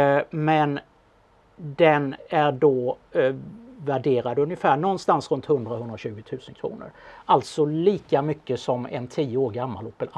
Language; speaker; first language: Swedish; native; Swedish